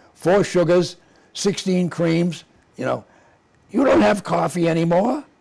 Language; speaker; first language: English; native; English